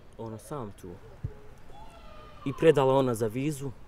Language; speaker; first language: Croatian; non-native, learner; Kurdish